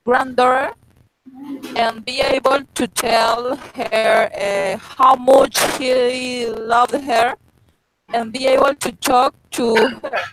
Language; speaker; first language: English; non-native, learner; Spanish